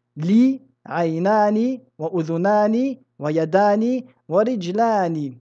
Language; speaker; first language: Arabic; non-native, fluent; French